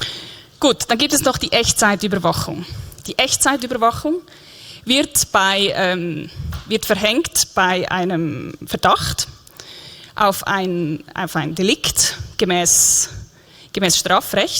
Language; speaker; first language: German; native; German